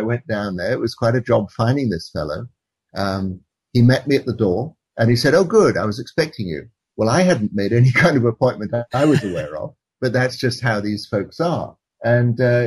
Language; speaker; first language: English; native; English